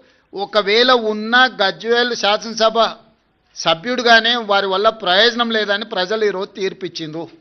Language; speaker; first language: Telugu; native; Telugu